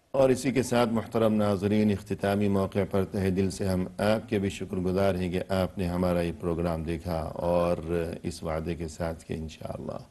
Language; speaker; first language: Urdu; native; Urdu